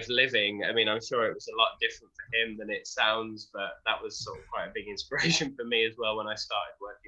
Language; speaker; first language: English; native; English